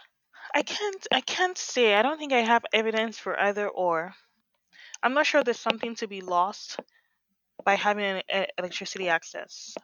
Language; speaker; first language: English; non-native, local second language; Yoruba